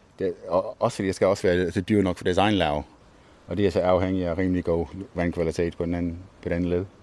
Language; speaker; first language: Danish; non-native, fluent; English